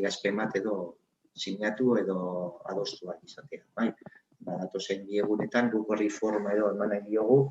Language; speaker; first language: Basque; native; Basque